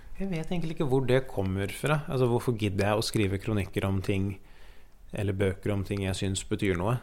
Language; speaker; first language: Norwegian; early bilingual, other home language; Persian